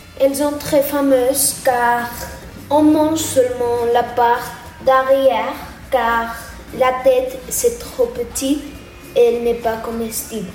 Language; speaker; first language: French; non-native, learner; Spanish